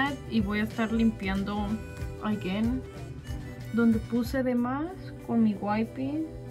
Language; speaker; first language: Spanish; early bilingual, heritage; Spanish